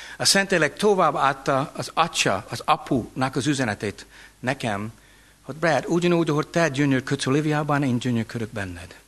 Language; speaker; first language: Hungarian; non-native, fluent; English